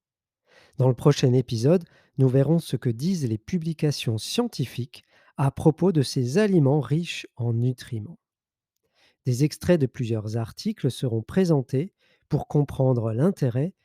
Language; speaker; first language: French; native; French